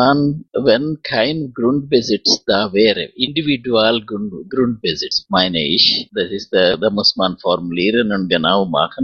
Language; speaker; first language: German; non-native, fluent; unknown